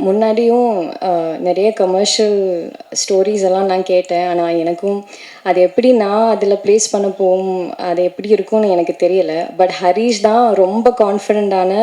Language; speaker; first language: Tamil; non-native, learner; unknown